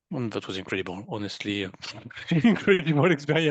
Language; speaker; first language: English; non-native, fluent; French